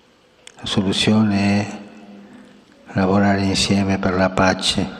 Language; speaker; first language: Italian; non-native, fluent; Spanish